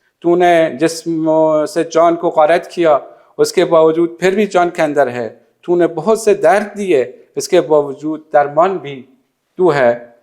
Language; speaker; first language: Urdu; non-native, fluent; Persian